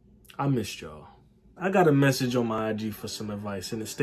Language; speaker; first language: English; native; English